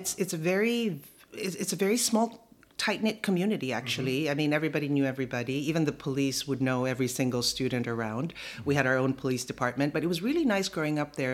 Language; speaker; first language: English; native; English